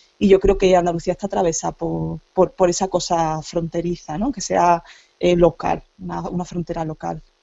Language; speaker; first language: Spanish; native; Spanish